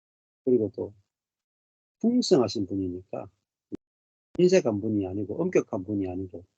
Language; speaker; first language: Korean; native; Korean